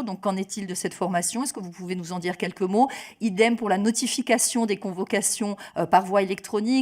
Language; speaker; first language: French; native; French